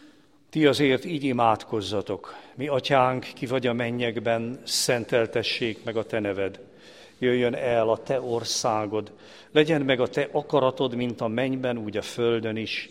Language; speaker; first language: Hungarian; native; Hungarian